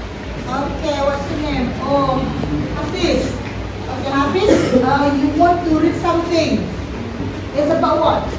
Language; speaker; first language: English; non-native, fluent; Indonesian